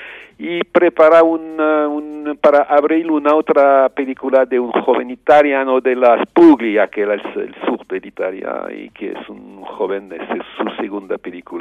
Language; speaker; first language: Spanish; non-native, learner; French